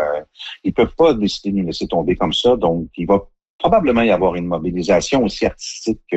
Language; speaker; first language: French; native; French